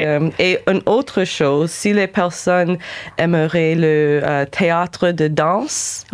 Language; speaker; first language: French; non-native, local second language; English